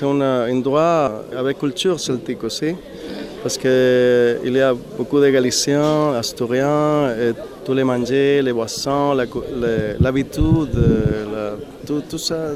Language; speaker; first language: French; non-native, learner; Spanish